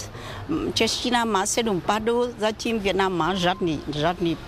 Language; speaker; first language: Czech; non-native, local second language; Vietnamese